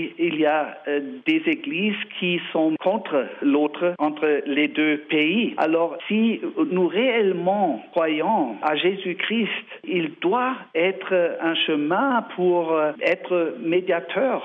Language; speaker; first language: French; non-native, learner; German